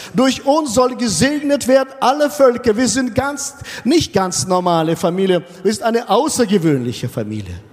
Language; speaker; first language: German; non-native, fluent; Russian